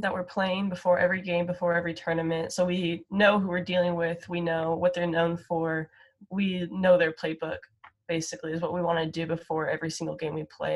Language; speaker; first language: English; native; English